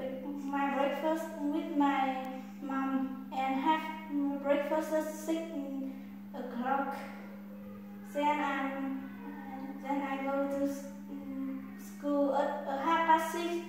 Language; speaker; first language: English; non-native, learner; Vietnamese